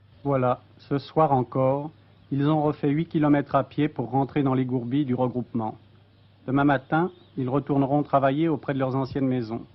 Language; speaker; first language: French; native; French